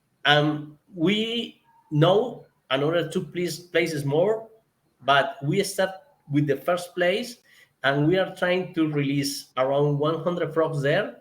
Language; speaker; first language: English; non-native, learner; Spanish